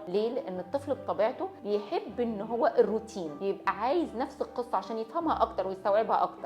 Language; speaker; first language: Arabic; native; Arabic